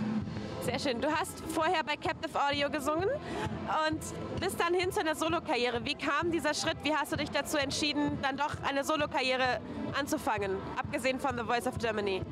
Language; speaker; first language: German; native; German